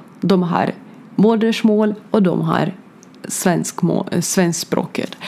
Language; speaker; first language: Swedish; non-native, learner; Ukrainian